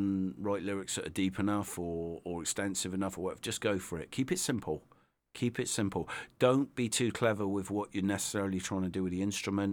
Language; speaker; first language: English; native; English